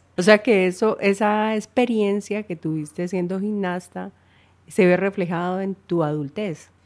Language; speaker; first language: Spanish; native; Spanish